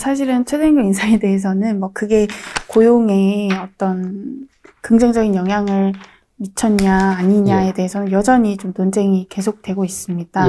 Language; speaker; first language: Korean; native; Korean